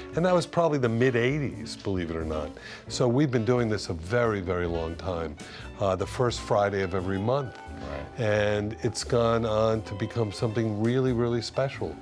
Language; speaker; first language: English; native; English